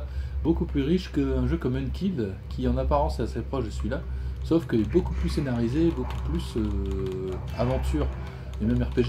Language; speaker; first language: French; native; French